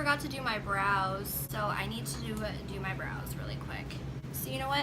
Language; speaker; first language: English; native; English